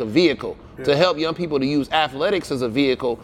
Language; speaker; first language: English; native; English